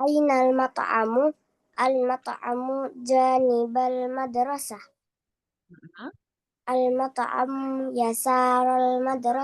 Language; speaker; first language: Arabic; non-native, learner; Indonesian